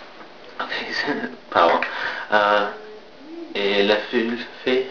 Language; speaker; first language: French; non-native, learner; English